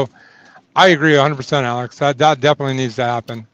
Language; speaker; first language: English; native; English